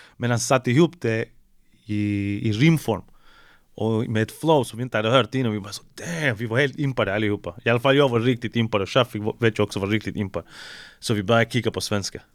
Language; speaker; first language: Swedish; early bilingual, other home language; Spanish